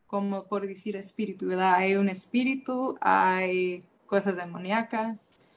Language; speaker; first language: Spanish; early bilingual, heritage; Spanish